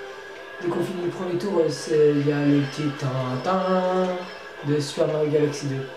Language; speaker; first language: French; native; French